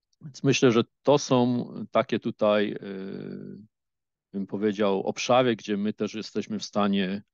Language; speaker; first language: Polish; native; Polish